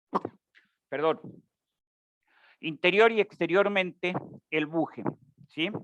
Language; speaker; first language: Spanish; native; Spanish